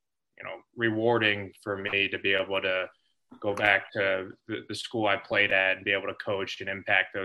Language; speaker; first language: English; native; English